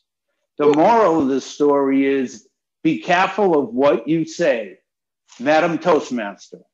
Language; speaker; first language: English; native; English